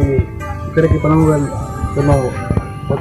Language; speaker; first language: Spanish; non-native, learner; Haitian Creole